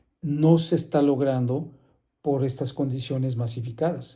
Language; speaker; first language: Spanish; native; Spanish